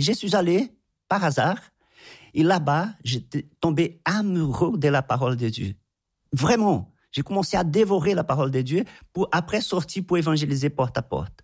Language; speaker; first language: French; non-native, fluent; Portuguese